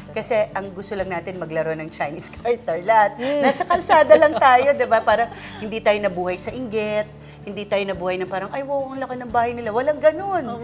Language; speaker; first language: Filipino; non-native, local second language; Waray